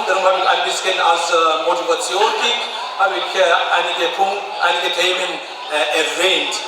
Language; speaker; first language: German; non-native, fluent; Tibetan